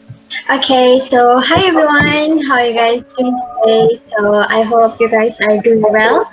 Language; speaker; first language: English; non-native, local second language; Malay